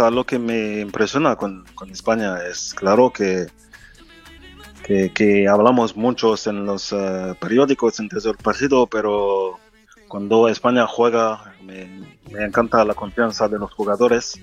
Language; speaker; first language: Spanish; non-native, fluent; French